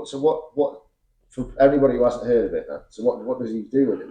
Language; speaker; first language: English; native; English